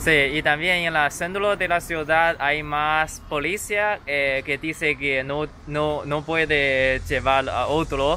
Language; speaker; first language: Spanish; non-native, learner; Chinese